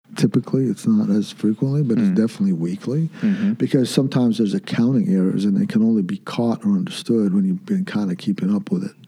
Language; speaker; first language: English; early bilingual, other home language; Arabic